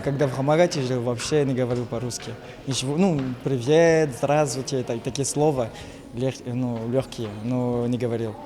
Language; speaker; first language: Russian; non-native, learner; French